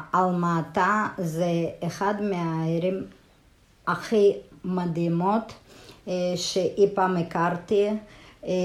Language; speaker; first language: Hebrew; non-native, fluent; Kazakh